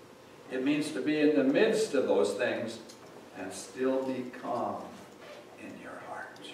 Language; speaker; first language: English; native; English